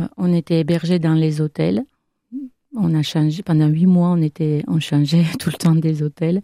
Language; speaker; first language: French; non-native, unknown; Armenian